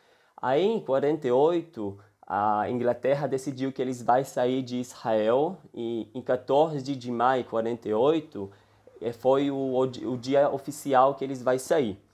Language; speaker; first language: Portuguese; early bilingual, heritage; Hebrew